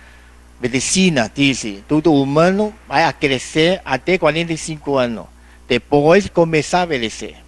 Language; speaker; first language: Portuguese; non-native, learner; Chinese